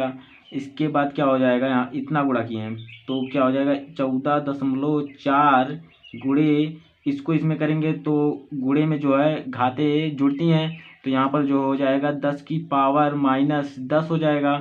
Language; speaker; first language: Hindi; native; Hindi